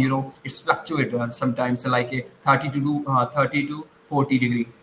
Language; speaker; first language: English; non-native, learner; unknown